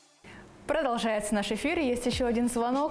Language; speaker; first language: Russian; native; Russian